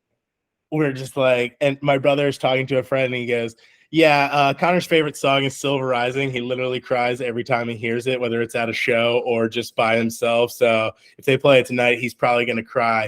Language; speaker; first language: English; native; English